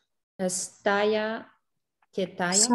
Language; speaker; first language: Spanish; non-native, learner; English